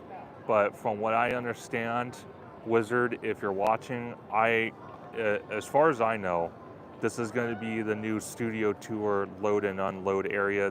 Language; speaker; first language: English; native; English